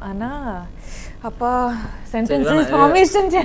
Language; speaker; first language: Tamil; non-native, learner; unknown